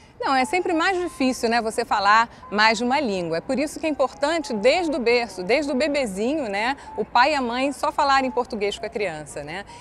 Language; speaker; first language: Portuguese; native; Portuguese